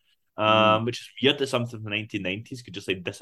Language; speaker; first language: English; native; English